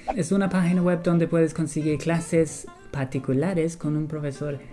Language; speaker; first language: Spanish; non-native, fluent; English